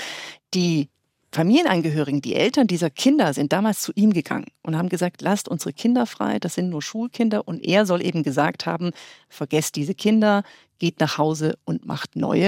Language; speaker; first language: German; native; German